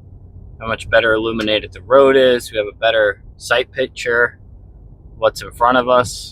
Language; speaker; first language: English; native; English